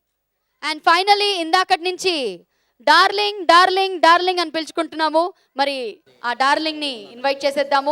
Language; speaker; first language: Telugu; native; Telugu